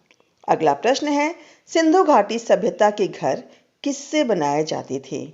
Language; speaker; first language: Hindi; native; Hindi